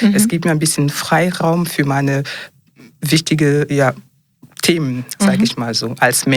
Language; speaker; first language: German; non-native, fluent; French